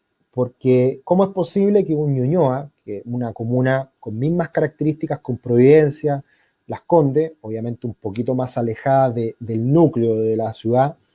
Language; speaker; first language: Spanish; native; Spanish